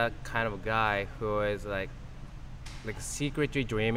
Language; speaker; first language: English; non-native, learner; Japanese